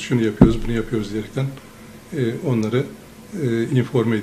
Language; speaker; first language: Turkish; native; Turkish